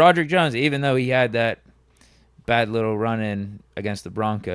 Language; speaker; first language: English; native; English